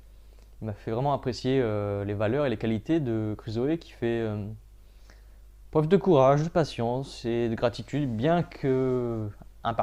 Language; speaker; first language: French; native; French